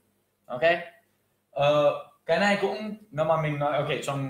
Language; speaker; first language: Vietnamese; non-native, fluent; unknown